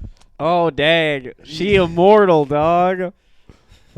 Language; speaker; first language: English; native; English